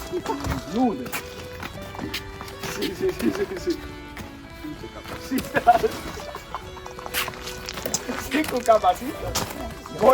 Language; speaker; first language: Spanish; non-native, learner; English